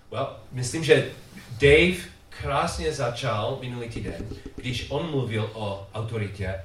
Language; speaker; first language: Czech; non-native, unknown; English